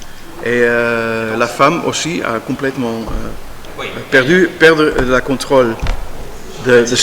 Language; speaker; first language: French; non-native, learner; Dutch